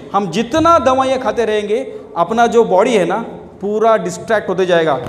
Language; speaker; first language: Hindi; non-native, local second language; Marathi